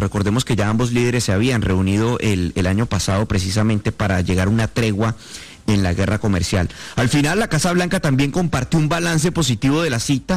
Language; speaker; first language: Spanish; native; Spanish